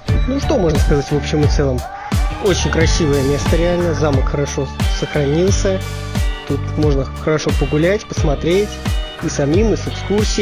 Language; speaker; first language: Russian; native; Russian